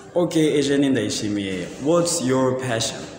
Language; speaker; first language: English; non-native, fluent; Rundi